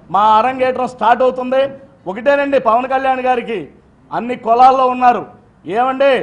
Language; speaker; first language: Telugu; native; Telugu